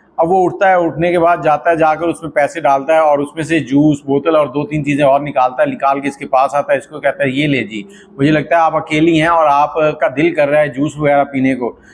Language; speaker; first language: Urdu; native; Urdu